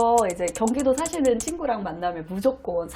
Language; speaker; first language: Korean; native; Korean